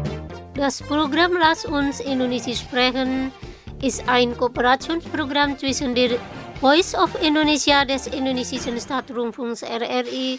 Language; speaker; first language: German; non-native, fluent; Indonesian